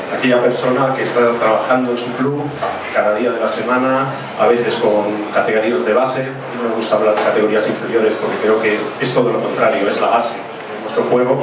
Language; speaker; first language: Spanish; native; Spanish